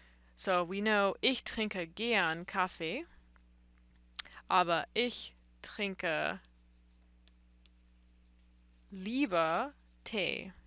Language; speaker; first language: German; non-native, fluent; English